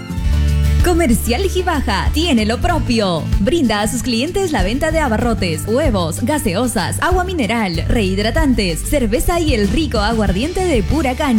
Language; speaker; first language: Spanish; native; Spanish